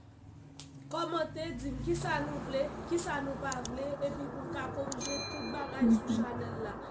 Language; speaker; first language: French; non-native, learner; Haitian Creole